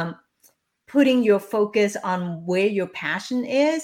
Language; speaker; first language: English; non-native, local second language; Cantonese